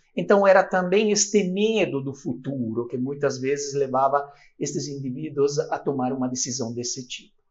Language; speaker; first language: Portuguese; non-native, fluent; Italian